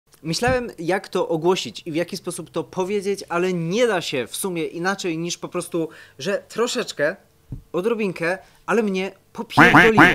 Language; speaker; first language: Polish; native; Polish